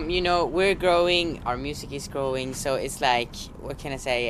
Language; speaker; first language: English; non-native, fluent; Norwegian